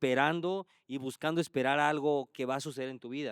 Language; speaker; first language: Spanish; native; Spanish